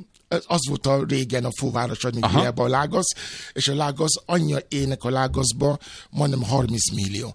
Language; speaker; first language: Hungarian; non-native, learner; Yoruba